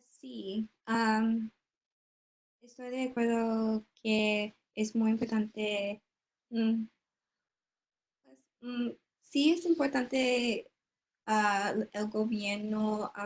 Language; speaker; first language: Spanish; non-native, learner; English